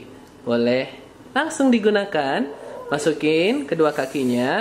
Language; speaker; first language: Indonesian; native; Indonesian